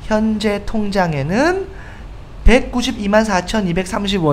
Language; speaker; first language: Korean; non-native, fluent; Khmer